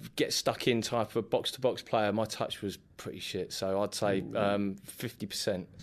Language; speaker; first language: English; native; English